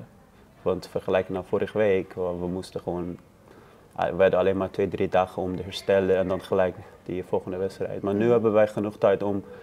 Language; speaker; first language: Dutch; non-native, learner; Persian